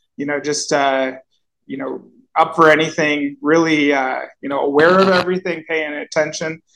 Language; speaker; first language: English; native; English